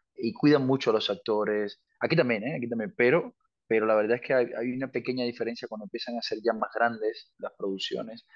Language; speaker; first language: Spanish; native; Spanish